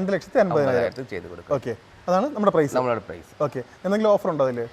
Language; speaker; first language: Malayalam; native; Malayalam